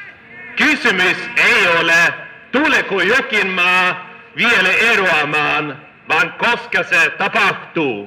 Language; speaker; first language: Finnish; non-native, fluent; Swedish